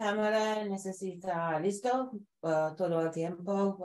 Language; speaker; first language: Spanish; non-native, learner; English